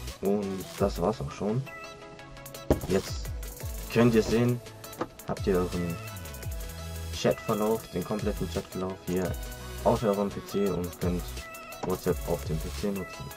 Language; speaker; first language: German; native; German